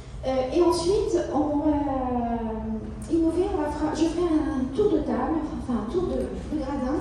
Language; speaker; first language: French; native; French